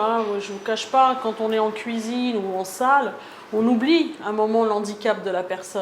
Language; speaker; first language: French; native; French